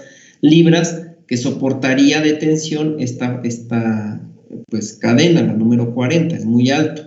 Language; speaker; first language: Spanish; native; Spanish